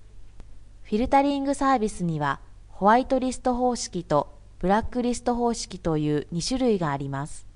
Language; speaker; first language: Japanese; native; Japanese